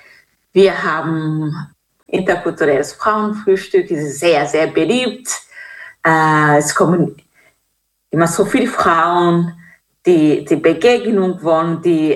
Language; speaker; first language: German; non-native, fluent; Kinyarwanda